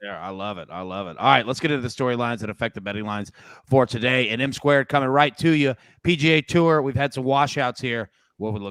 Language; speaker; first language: English; native; English